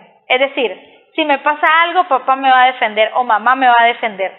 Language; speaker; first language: Spanish; native; Spanish